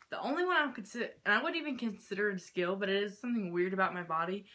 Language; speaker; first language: English; native; English